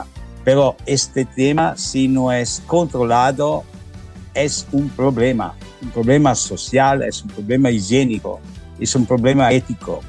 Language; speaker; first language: Spanish; non-native, learner; Italian